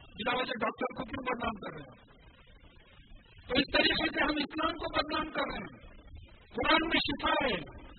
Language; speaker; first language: Urdu; native; Urdu